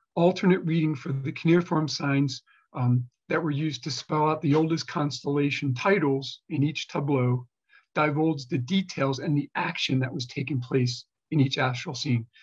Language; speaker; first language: English; native; English